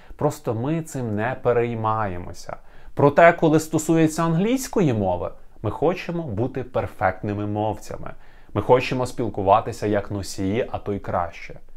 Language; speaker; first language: Ukrainian; native; Ukrainian